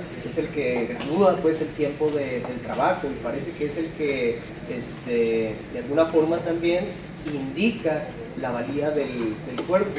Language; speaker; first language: Spanish; native; Spanish